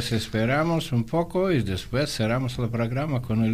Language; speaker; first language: Spanish; non-native, learner; Russian